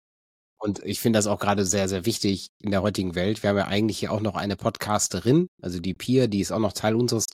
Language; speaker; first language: German; native; German